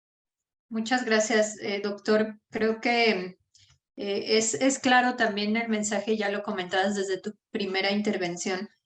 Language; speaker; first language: Spanish; native; Spanish